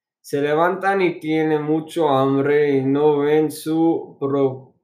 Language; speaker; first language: Spanish; non-native, learner; English